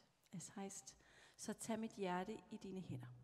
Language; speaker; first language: German; non-native, learner; Danish